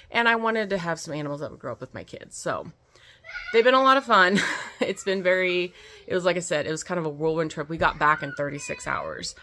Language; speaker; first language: English; native; English